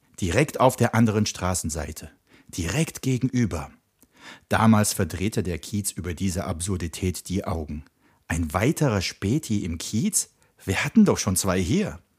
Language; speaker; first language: German; early bilingual, other home language; Czech